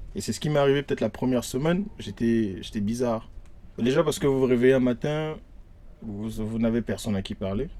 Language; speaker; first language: French; non-native, local second language; Lingala